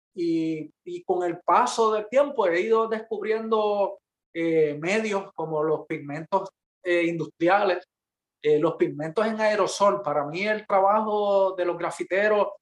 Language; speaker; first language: Spanish; native; Spanish